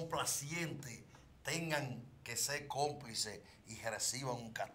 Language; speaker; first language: Spanish; native; Spanish